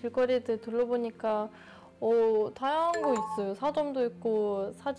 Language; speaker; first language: Korean; non-native, fluent; German